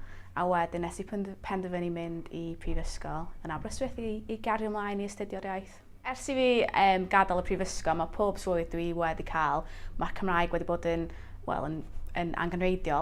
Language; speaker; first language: Welsh; non-native, local second language; English